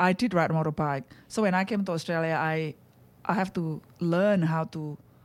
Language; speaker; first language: English; non-native, fluent; Indonesian